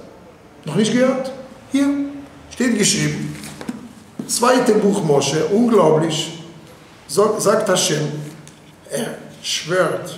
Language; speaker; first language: German; non-native, fluent; Hebrew